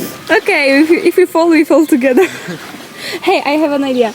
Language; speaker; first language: English; non-native, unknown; Polish